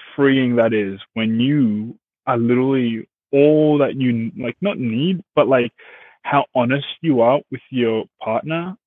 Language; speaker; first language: English; early bilingual, other home language; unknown